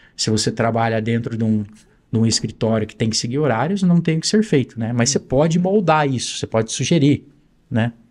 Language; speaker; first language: Portuguese; native; Portuguese